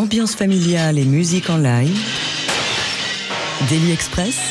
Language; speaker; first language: French; native; French